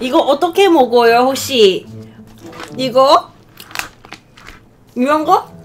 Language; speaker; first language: Korean; non-native, learner; Cantonese